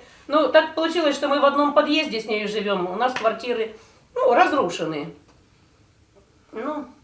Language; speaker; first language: Russian; native; Russian